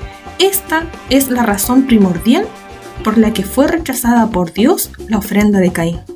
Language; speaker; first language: Spanish; native; Spanish